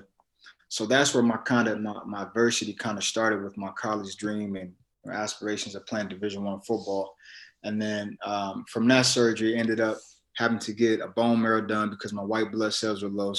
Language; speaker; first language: English; native; English